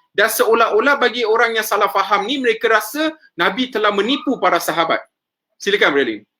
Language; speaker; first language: Malay; native; Malay